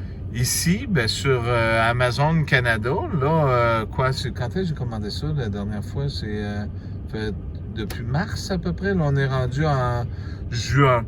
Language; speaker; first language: French; native; French